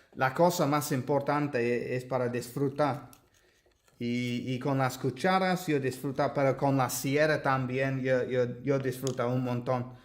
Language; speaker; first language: Spanish; non-native, learner; English